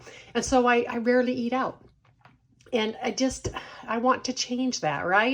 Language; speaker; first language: English; native; English